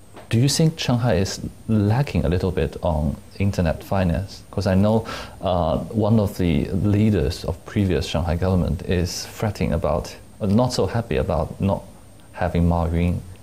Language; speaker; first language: English; non-native, fluent; Chinese